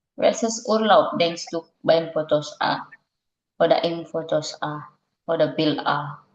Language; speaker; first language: German; non-native, learner; Indonesian